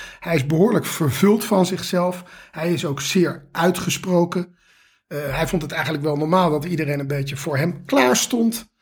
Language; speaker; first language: Dutch; native; Dutch